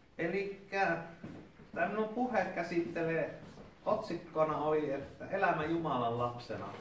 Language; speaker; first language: Finnish; native; Finnish